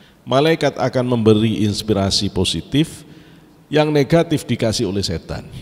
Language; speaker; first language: Indonesian; native; Indonesian